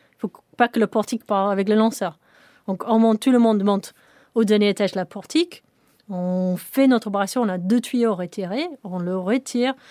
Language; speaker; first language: French; non-native, fluent; English